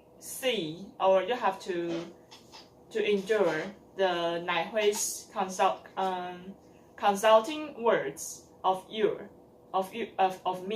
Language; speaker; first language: English; non-native, learner; Chinese